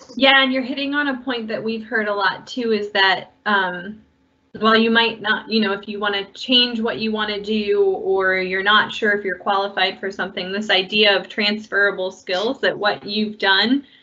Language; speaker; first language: English; native; English